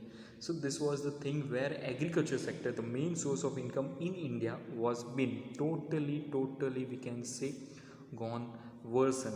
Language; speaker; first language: English; non-native, local second language; Hindi